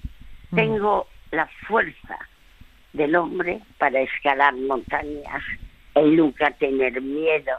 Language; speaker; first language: Spanish; early bilingual, other home language; French